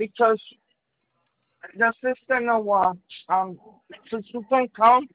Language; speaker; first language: English; non-native, learner; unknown